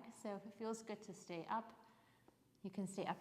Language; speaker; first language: English; native; English